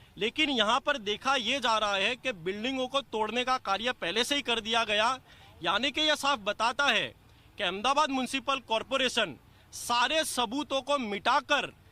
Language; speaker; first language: Hindi; non-native, local second language; Gujarati